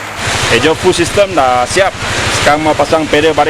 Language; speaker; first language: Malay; non-native, local second language; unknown